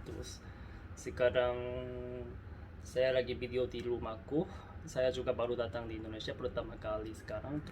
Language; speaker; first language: Indonesian; non-native, learner; Korean